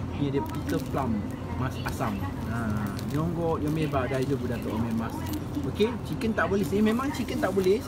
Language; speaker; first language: Malay; native; Malay